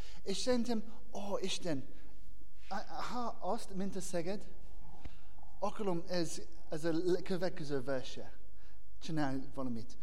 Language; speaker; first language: Hungarian; non-native, learner; English